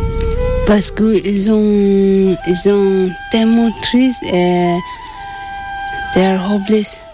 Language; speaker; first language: French; non-native, learner; Tibetan